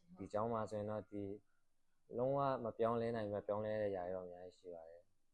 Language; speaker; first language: Burmese; non-native, local second language; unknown